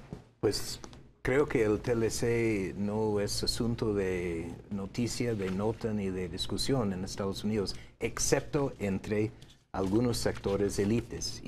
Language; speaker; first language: Spanish; non-native, fluent; English